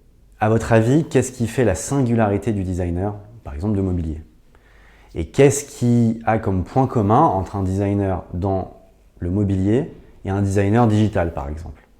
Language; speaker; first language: French; native; French